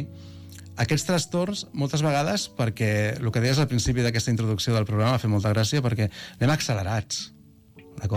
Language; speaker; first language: Catalan; native; Catalan